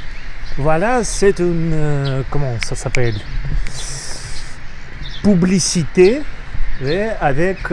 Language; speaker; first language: French; non-native, learner; Russian